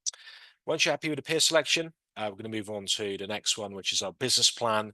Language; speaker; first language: English; native; English